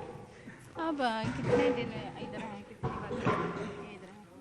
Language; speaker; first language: Hindi; non-native, local second language; Malayalam